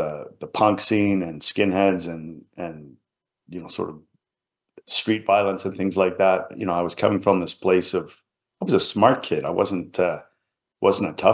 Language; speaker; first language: English; native; English